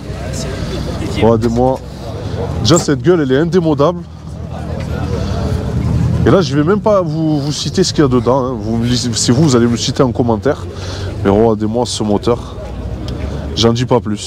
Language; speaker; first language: French; native; French